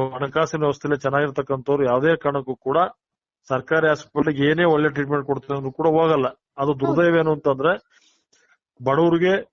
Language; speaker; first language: Kannada; native; Kannada